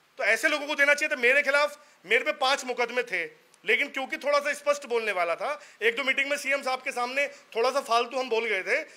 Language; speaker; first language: Hindi; native; Hindi